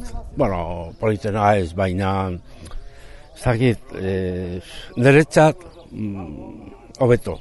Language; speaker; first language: Basque; non-native, learner; Spanish